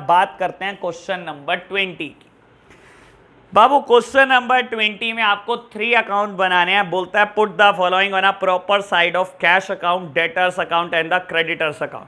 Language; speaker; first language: Hindi; native; Hindi